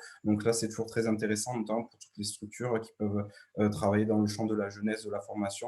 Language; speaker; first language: French; native; French